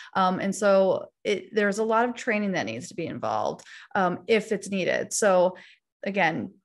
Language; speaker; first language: English; native; English